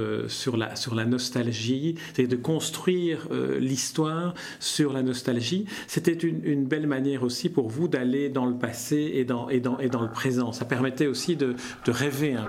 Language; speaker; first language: French; native; French